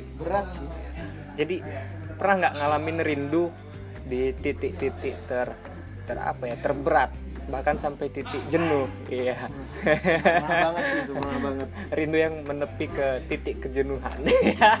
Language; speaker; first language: Indonesian; native; Indonesian